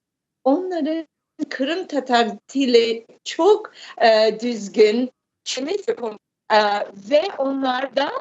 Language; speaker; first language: Turkish; early bilingual, heritage; Turkish